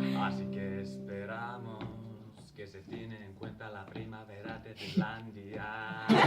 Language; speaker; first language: Spanish; non-native, learner; Finnish